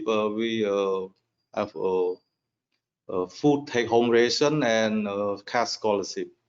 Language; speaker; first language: English; non-native, learner; Khmer